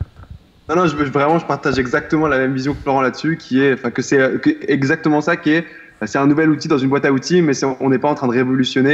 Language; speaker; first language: French; native; French